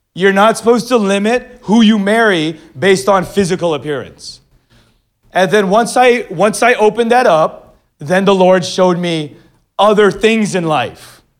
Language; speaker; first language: English; early bilingual, other home language; Filipino